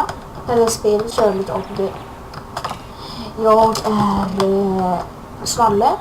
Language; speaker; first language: Swedish; native; Swedish